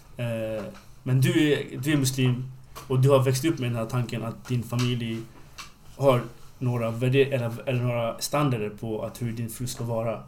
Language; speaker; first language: Swedish; non-native, fluent; Bangla